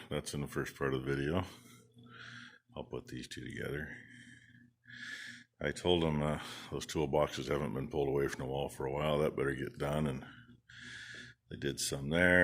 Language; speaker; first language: English; native; English